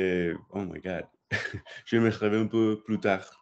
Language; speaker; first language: French; non-native, learner; English